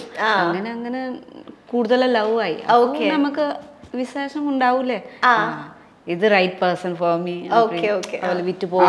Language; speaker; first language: Malayalam; non-native, learner; Nepali